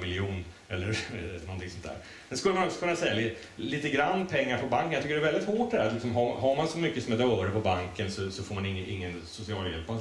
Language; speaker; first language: Swedish; native; Swedish